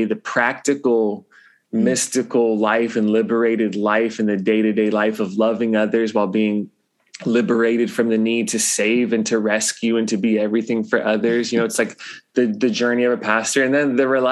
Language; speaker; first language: English; native; English